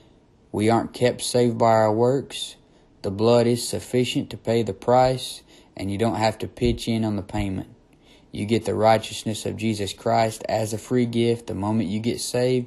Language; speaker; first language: English; native; English